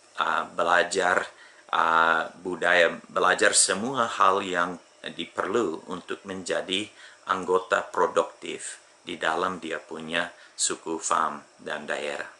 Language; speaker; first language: Indonesian; non-native, fluent; English